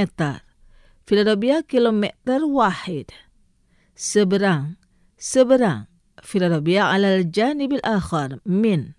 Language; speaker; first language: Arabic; non-native, fluent; Indonesian